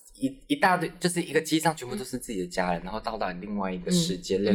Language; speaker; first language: Chinese; native; Chinese